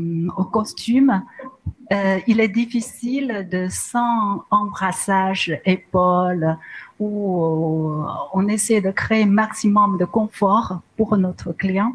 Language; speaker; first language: French; non-native, learner; Chinese